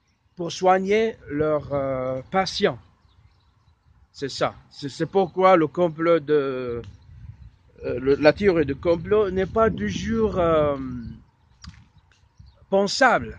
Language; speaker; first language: French; non-native, fluent; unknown